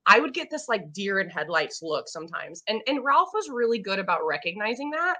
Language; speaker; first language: English; native; English